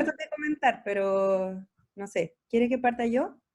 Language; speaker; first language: Spanish; native; Spanish